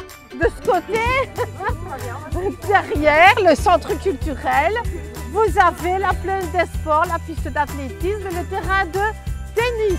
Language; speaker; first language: French; native; French